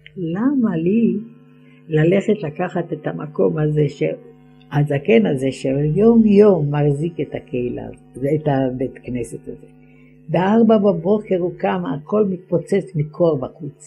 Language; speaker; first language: Hebrew; non-native, fluent; Ladino